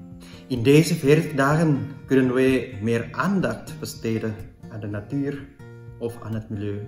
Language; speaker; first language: Dutch; non-native, fluent; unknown